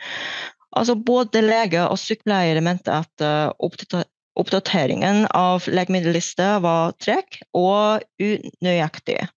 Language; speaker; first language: Norwegian; non-native, fluent; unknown